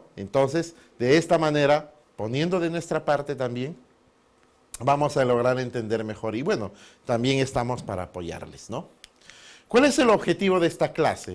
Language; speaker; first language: Spanish; native; Spanish